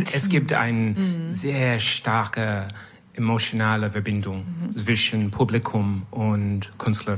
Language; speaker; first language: German; non-native, learner; French